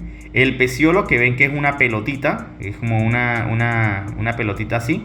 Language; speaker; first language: Spanish; native; Spanish